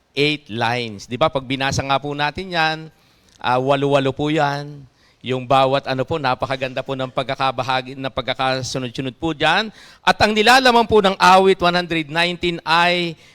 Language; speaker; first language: Filipino; native; Filipino